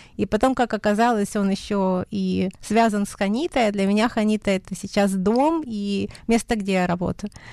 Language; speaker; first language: Russian; native; Russian